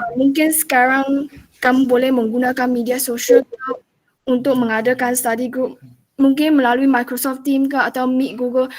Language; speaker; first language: Malay; non-native, local second language; Chinese